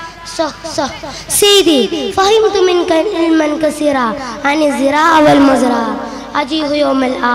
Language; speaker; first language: Arabic; non-native, learner; Malayalam